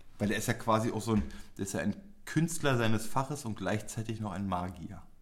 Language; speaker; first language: German; early bilingual, other home language; Polish